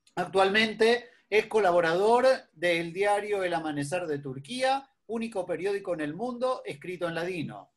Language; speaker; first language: Spanish; native; Spanish